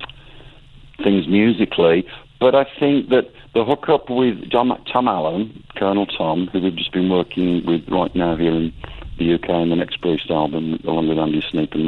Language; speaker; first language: English; native; English